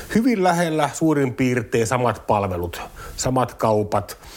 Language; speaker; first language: Finnish; native; Finnish